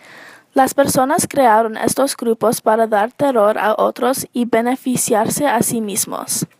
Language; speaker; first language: Spanish; non-native, learner; English